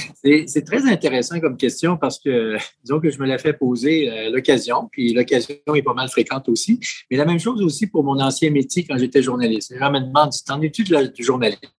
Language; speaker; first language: French; native; French